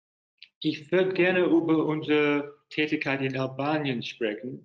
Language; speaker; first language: German; non-native, fluent; English